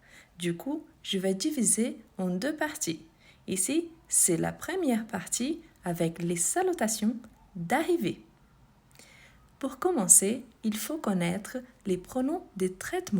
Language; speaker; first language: French; non-native, fluent; Portuguese